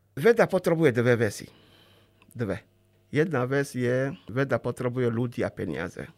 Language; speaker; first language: Slovak; non-native, fluent; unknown